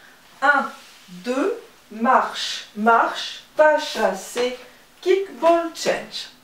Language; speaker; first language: French; native; French